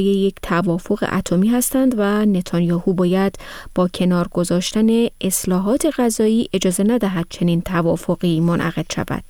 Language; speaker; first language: Persian; native; Persian